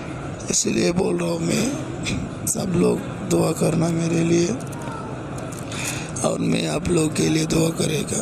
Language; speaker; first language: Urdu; non-native, fluent; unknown